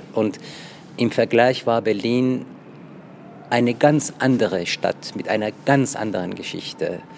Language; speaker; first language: German; non-native, fluent; Persian